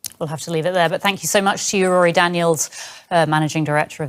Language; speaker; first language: English; native; English